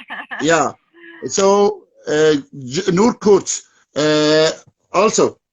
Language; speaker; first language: German; non-native, fluent; Persian